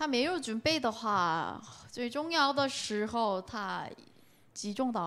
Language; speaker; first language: Chinese; non-native, learner; Korean